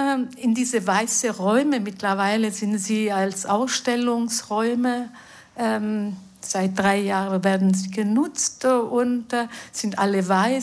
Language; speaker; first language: German; non-native, fluent; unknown